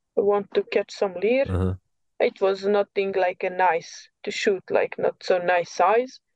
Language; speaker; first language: English; non-native, learner; Serbian